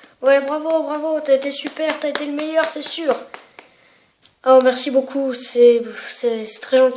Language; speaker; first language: French; native; French